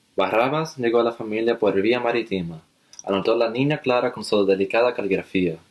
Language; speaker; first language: Spanish; early bilingual, heritage; Spanish